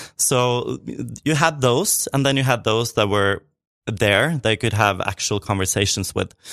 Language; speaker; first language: English; non-native, fluent; Norwegian